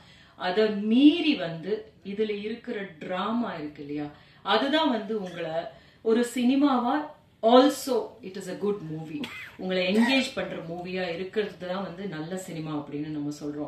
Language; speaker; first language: Tamil; native; Tamil